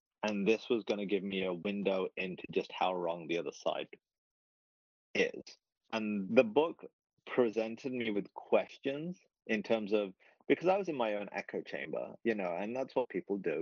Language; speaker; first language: English; native; English